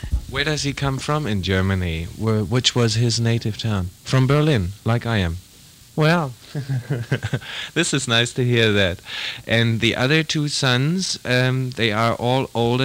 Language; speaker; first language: English; non-native, fluent; German